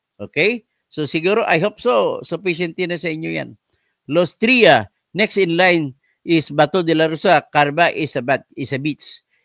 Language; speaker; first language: Filipino; non-native, local second language; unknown